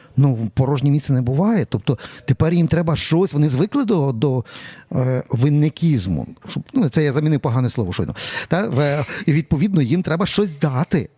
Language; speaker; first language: Ukrainian; native; Ukrainian